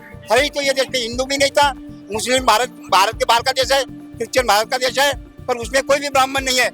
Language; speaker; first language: Hindi; native; Hindi